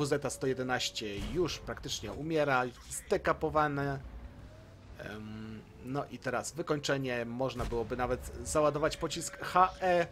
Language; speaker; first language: Polish; native; Polish